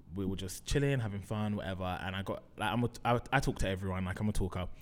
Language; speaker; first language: English; native; English